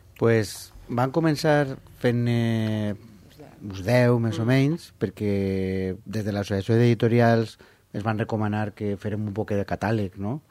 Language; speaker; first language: Catalan; non-native, local second language; Spanish